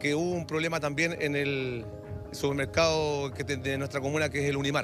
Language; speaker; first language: Spanish; native; Spanish